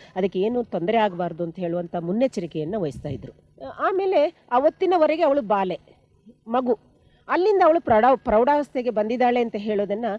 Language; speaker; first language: Kannada; non-native, local second language; Kodava